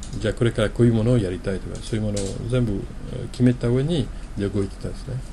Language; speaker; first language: Japanese; non-native, fluent; French